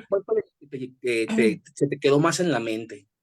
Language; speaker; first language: Spanish; native; Spanish